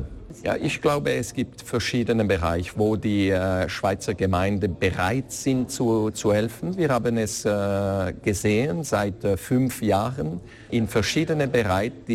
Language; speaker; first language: German; non-native, local second language; French